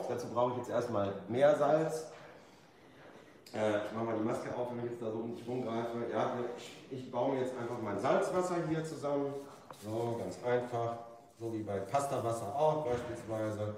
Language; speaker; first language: German; native; German